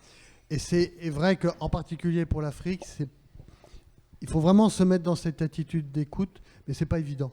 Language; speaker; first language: French; native; French